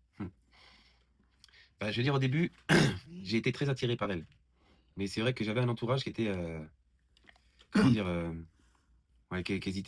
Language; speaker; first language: French; native; French